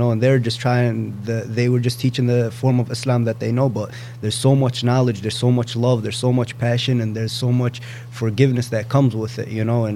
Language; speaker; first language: English; native; English